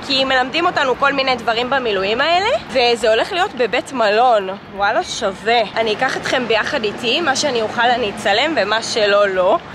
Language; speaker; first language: Hebrew; native; Hebrew